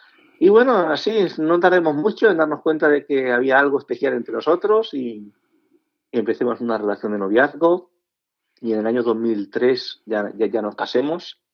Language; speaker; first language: Spanish; non-native, local second language; Catalan